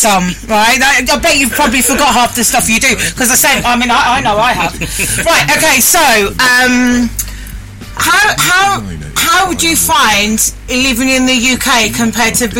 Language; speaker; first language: English; native; English